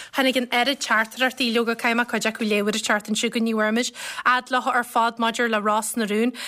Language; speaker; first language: Irish; native; Irish